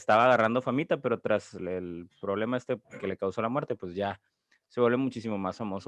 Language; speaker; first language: Spanish; native; Spanish